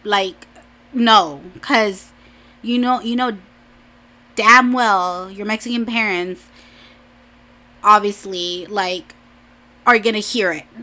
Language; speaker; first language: English; early bilingual, other home language; Spanish